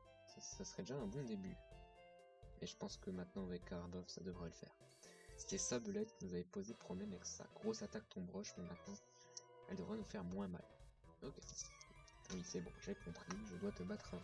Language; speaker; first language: French; native; French